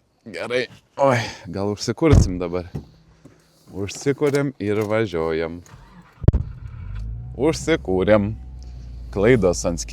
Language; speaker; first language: Lithuanian; native; Lithuanian